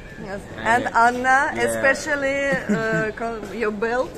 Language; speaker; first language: English; non-native, fluent; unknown